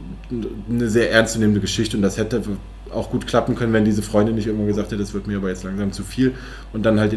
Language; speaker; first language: German; native; German